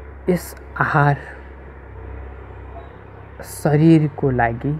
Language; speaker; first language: Nepali; native; Nepali